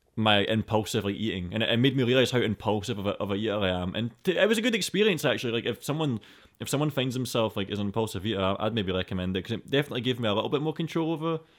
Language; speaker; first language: English; native; English